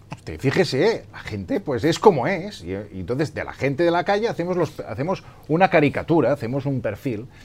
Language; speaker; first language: Spanish; non-native, local second language; Catalan